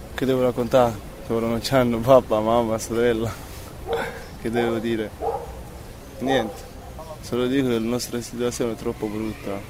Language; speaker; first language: Italian; non-native, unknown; Persian